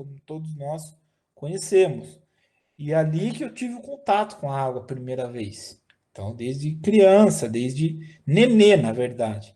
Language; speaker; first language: Portuguese; native; Portuguese